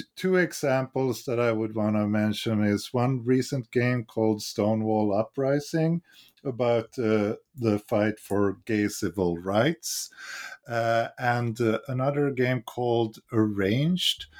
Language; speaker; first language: English; non-native, fluent; Swedish